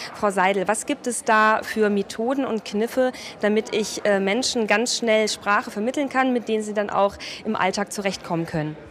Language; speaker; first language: German; native; German